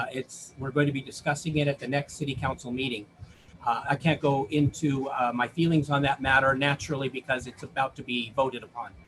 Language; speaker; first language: English; native; English